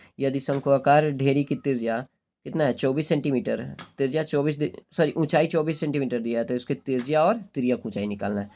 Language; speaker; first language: Hindi; native; Hindi